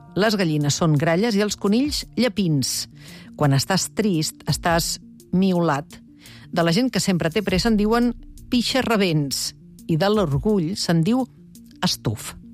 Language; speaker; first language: Catalan; native; Catalan